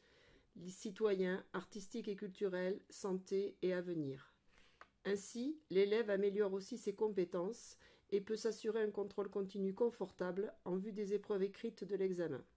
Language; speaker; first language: French; native; French